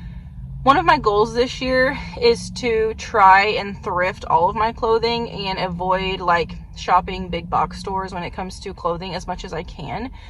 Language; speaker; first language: English; native; English